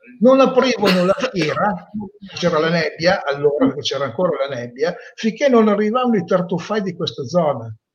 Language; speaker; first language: Italian; native; Italian